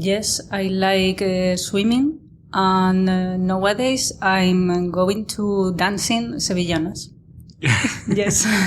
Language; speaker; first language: English; non-native, learner; Spanish